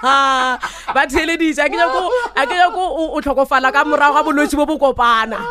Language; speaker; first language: English; non-native, local second language; Northern Sotho